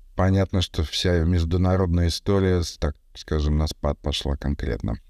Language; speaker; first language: Russian; native; Russian